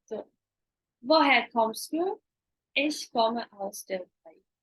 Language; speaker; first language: German; non-native, fluent; Ukrainian